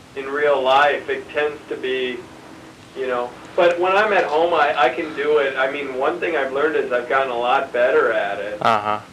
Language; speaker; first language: English; native; English